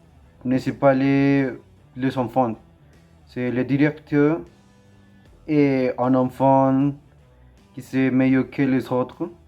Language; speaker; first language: French; non-native, learner; Spanish